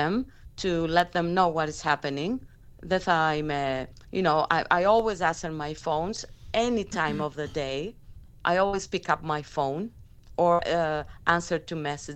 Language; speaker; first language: English; non-native, fluent; Greek